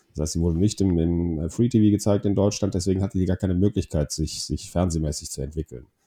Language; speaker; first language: German; non-native, fluent; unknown